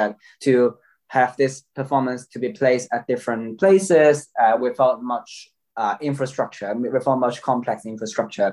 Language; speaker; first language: English; non-native, local second language; Cantonese